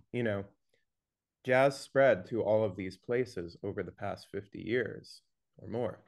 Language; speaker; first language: English; native; English